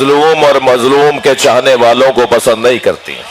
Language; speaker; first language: Urdu; native; Urdu